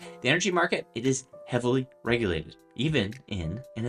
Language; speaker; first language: English; native; English